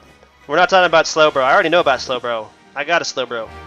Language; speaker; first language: English; native; English